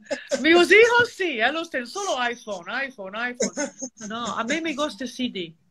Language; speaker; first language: Spanish; non-native, learner; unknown